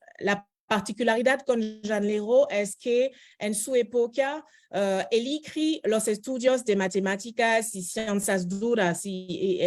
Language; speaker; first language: Spanish; non-native, fluent; French